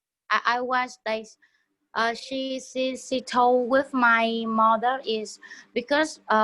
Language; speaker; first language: English; non-native, learner; Vietnamese